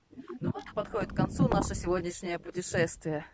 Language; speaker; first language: Russian; native; Russian